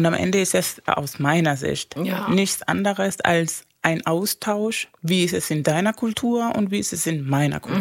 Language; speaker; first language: German; non-native, fluent; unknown